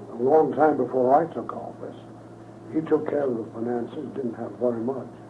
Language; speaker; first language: English; native; English